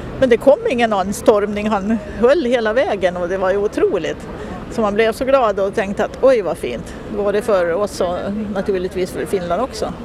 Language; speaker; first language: Swedish; native; Swedish